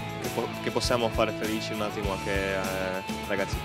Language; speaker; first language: Italian; non-native, fluent; Czech